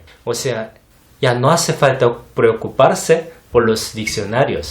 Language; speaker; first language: Spanish; non-native, fluent; Korean